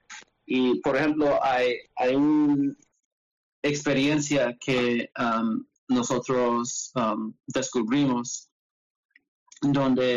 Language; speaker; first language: Spanish; non-native, learner; English